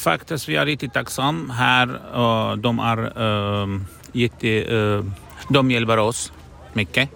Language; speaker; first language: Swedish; non-native, learner; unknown